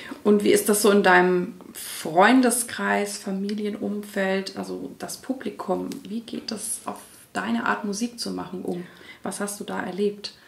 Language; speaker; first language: German; native; German